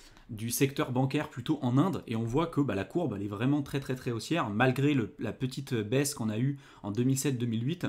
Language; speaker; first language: French; native; French